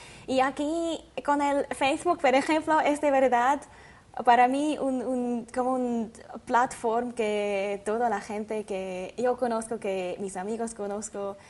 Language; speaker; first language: Spanish; non-native, learner; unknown